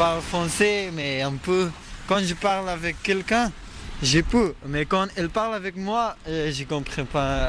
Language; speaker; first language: French; non-native, learner; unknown